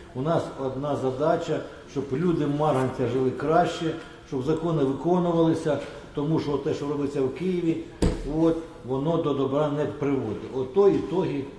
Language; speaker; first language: Ukrainian; non-native, local second language; Russian